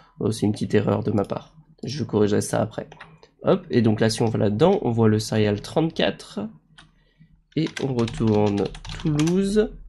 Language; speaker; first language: French; native; French